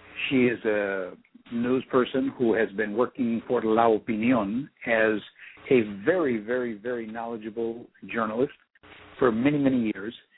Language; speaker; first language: English; early bilingual, other home language; Spanish